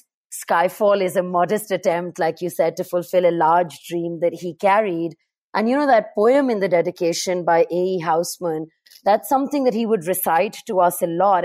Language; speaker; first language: English; non-native, local second language; Urdu